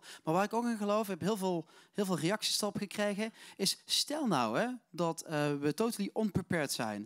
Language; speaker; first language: Dutch; native; Dutch